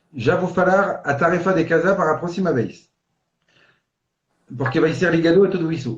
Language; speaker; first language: Portuguese; non-native, fluent; French